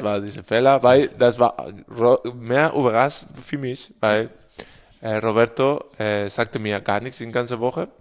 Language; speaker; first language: German; non-native, learner; Spanish